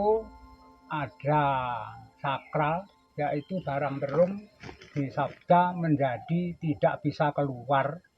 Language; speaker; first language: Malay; non-native, local second language; Javanese